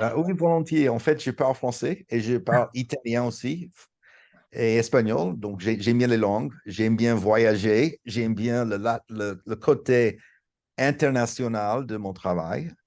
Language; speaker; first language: French; non-native, fluent; English